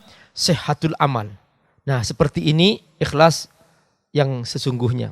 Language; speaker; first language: Indonesian; native; Indonesian